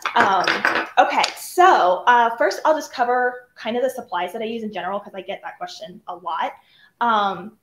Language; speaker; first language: English; native; English